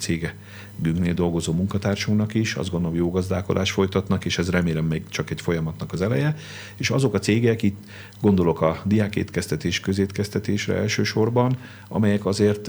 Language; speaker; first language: Hungarian; native; Hungarian